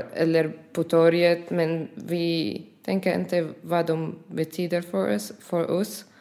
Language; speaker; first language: Swedish; non-native, learner; Arabic